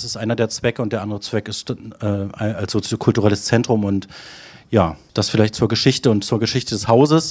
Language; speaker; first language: German; native; German